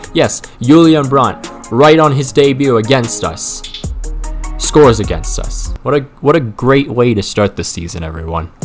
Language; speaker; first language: English; native; English